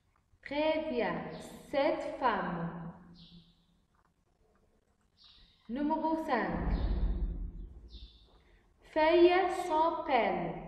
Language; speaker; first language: French; non-native, fluent; Arabic